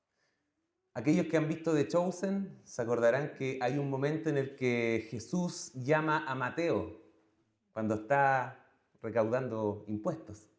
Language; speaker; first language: Spanish; native; Spanish